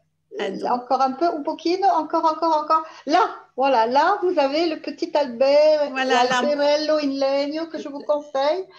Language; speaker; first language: French; native; French